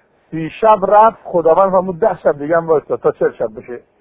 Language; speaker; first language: Persian; native; Persian